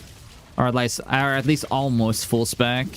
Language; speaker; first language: English; native; English